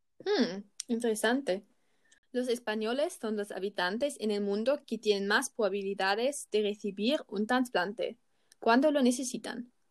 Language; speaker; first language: Spanish; non-native, learner; German